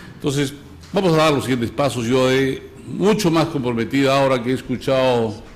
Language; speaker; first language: Spanish; native; Spanish